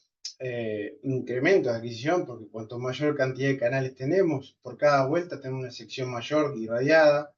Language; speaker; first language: Spanish; native; Spanish